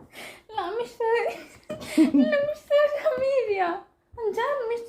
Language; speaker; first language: Arabic; non-native, learner; Oromo